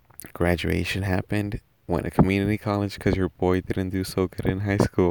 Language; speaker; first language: English; early bilingual, other home language; Spanish